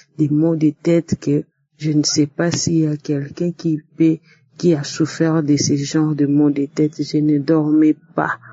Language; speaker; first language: French; non-native, local second language; Lingala